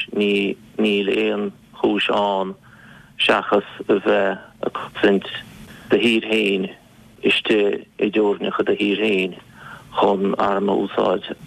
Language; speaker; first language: Irish; non-native, fluent; Russian